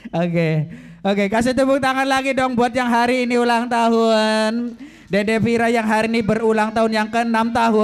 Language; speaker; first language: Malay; non-native, local second language; Javanese